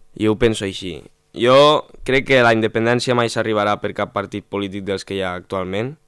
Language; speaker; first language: Catalan; non-native, local second language; Spanish